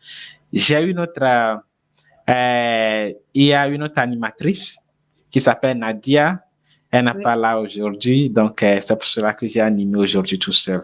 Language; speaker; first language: French; non-native, fluent; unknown